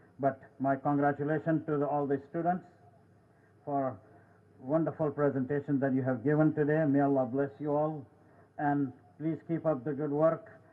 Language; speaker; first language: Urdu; non-native, local second language; Gujarati